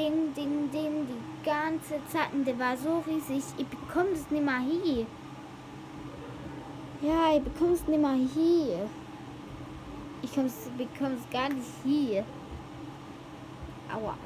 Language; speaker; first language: German; early bilingual, heritage; German